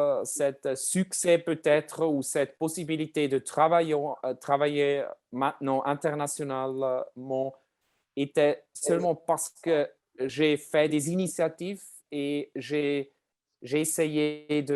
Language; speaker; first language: French; non-native, learner; German